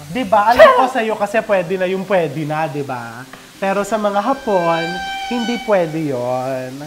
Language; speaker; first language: Filipino; native; Filipino